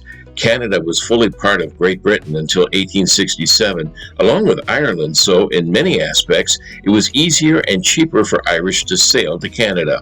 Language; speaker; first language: English; native; English